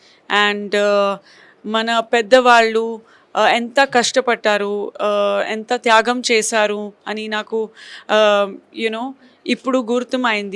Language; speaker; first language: Telugu; non-native, learner; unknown